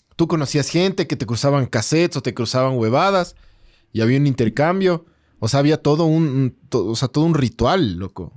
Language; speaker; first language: Spanish; native; Spanish